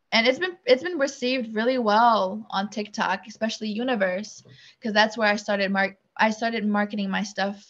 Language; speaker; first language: English; native; English